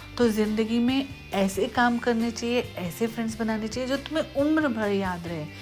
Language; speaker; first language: Hindi; native; Hindi